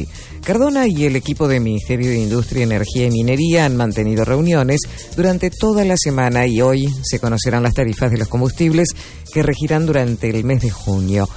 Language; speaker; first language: Spanish; native; Spanish